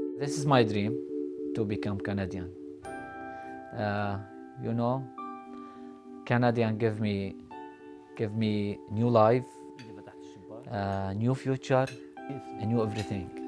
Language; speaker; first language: English; non-native, learner; Arabic